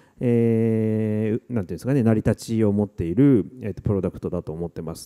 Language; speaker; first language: Japanese; native; Japanese